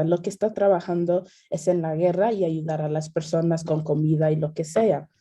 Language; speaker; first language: Spanish; early bilingual, heritage; Spanish